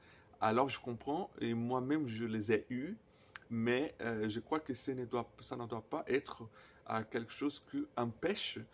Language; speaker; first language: French; non-native, fluent; Portuguese